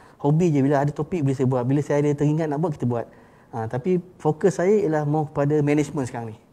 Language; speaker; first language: Malay; native; Malay